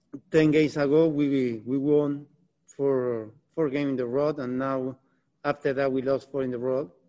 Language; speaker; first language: English; non-native, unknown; Spanish